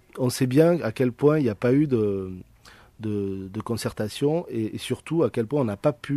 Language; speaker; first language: French; native; French